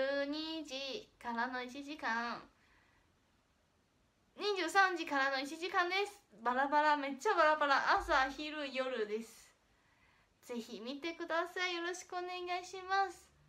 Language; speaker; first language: Japanese; non-native, fluent; Chinese